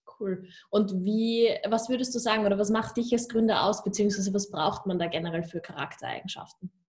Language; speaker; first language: German; native; German